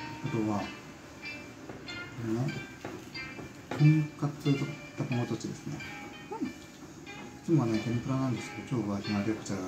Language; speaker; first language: Japanese; native; Japanese